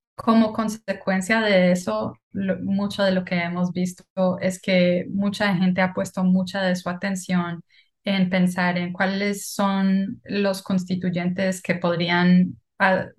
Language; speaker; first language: Spanish; early bilingual, heritage; Spanish